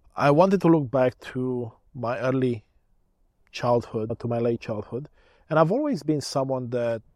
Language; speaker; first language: English; early bilingual, other home language; Romanian